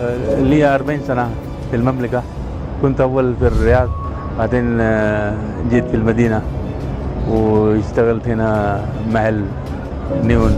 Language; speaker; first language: Arabic; non-native, fluent; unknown